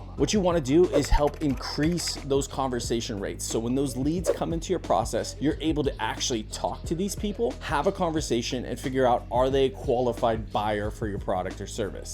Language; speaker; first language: English; native; English